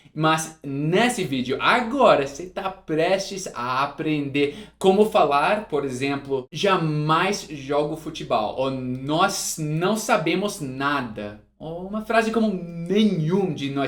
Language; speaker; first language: Portuguese; non-native, fluent; English